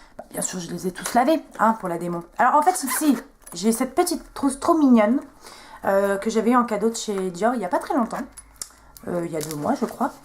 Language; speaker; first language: French; native; French